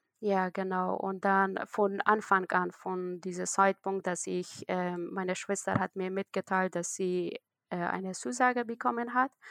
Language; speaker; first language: German; non-native, learner; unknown